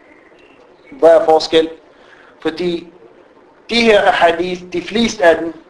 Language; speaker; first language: Danish; non-native, fluent; Arabic